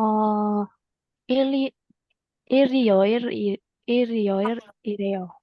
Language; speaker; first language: Korean; non-native, learner; Indonesian